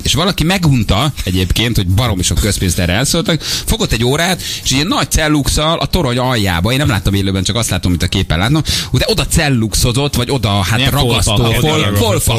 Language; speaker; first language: Hungarian; native; Hungarian